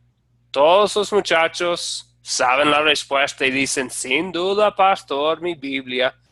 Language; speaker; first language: Spanish; non-native, fluent; English